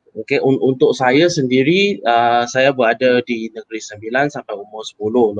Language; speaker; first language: Malay; non-native, local second language; Chinese